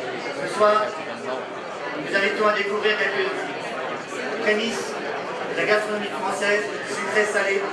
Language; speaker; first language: French; native; French